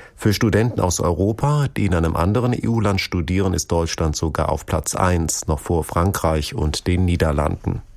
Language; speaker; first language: German; native; German